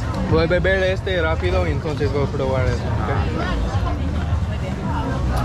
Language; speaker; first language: Spanish; non-native, learner; English